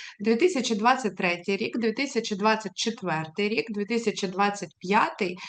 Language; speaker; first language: Ukrainian; native; Ukrainian